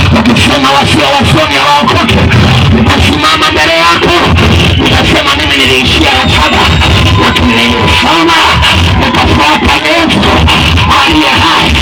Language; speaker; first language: Swahili; native; Swahili